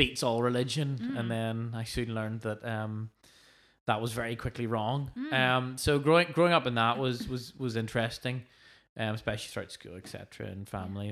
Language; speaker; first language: English; native; English